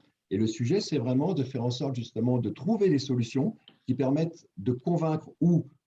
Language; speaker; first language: French; native; French